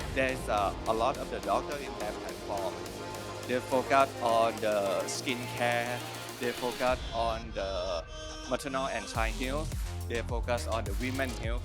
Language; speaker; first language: English; non-native, learner; Thai